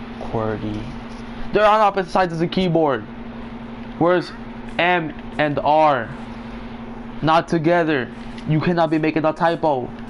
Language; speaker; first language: English; early bilingual, other home language; Spanish